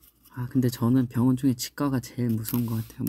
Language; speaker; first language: Korean; native; Korean